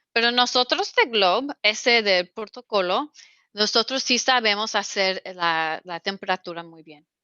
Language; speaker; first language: Spanish; non-native, fluent; English